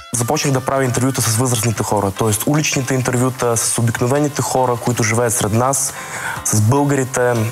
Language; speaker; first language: Bulgarian; early bilingual, other home language; Russian